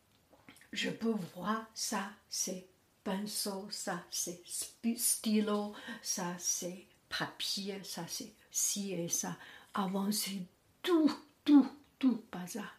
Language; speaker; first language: French; non-native, learner; Chinese